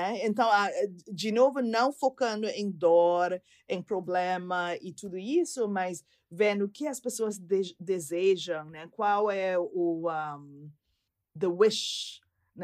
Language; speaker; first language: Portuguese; non-native, fluent; English